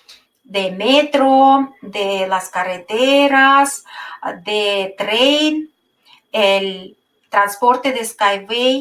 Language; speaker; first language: Spanish; non-native, fluent; Russian